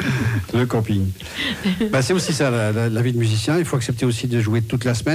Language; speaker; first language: French; native; French